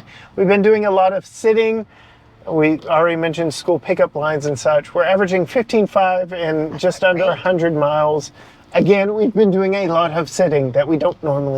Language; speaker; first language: English; native; English